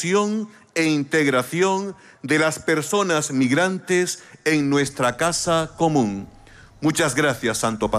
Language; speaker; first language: Spanish; native; Spanish